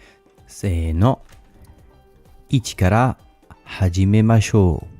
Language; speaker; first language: Japanese; non-native, learner; English